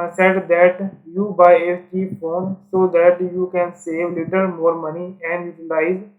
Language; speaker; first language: English; non-native, local second language; Punjabi